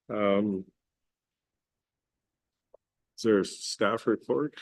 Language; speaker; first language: English; native; English